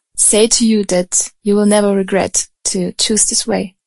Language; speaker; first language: English; non-native, fluent; Russian